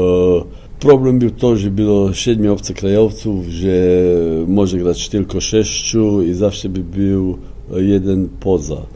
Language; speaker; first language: Polish; non-native, fluent; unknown